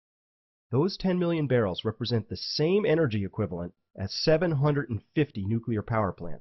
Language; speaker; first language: English; native; English